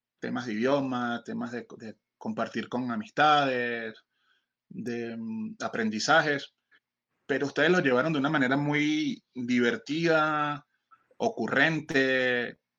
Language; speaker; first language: Spanish; native; Spanish